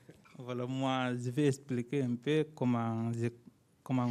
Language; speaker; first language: French; non-native, learner; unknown